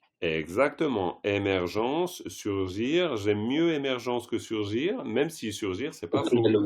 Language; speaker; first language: French; native; French